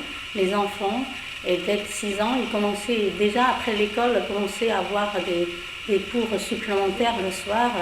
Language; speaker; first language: French; non-native, fluent; Chinese